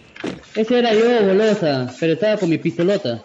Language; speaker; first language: Spanish; native; Spanish